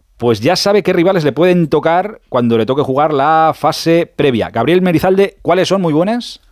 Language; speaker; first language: Spanish; native; Spanish